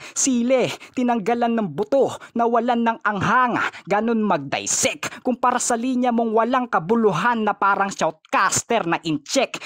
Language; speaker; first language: Filipino; non-native, local second language; Bikol